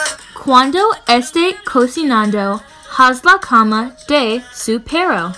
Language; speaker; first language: Spanish; non-native, learner; English